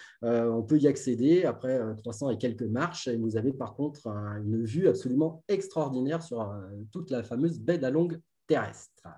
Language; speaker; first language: French; native; French